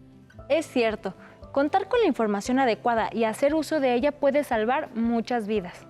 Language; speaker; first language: Spanish; native; Spanish